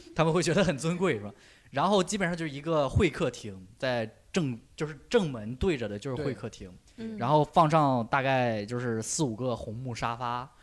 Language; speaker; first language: Chinese; native; Chinese